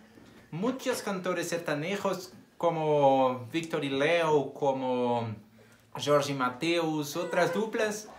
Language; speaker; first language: Spanish; non-native, fluent; Portuguese